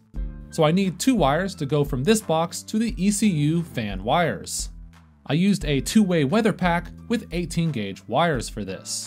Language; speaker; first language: English; native; English